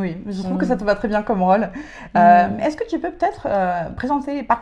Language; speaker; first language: French; native; French